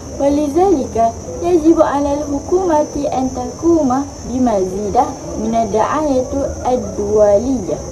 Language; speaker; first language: Arabic; non-native, learner; Malay